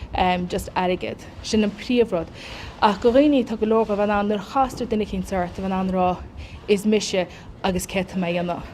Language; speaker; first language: Irish; native; Irish